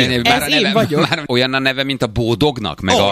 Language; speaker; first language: Hungarian; native; Hungarian